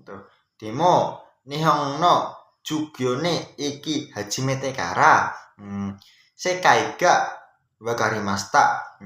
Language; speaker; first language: Japanese; non-native, learner; Indonesian